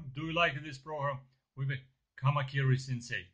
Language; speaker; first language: English; non-native, learner; Ukrainian